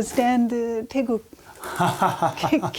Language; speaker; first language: Korean; non-native, learner; English